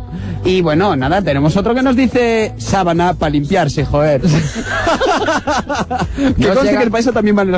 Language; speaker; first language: Spanish; native; Spanish